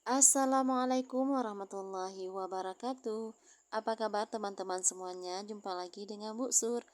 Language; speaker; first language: Indonesian; non-native, local second language; Achinese